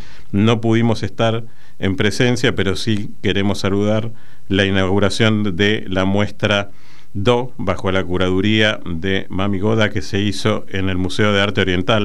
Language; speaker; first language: Spanish; native; Spanish